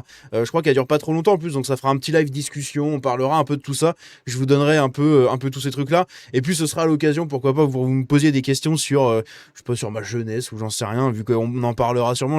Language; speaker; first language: French; native; French